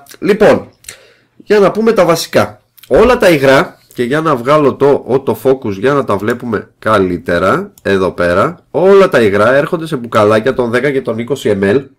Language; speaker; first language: Greek; native; Greek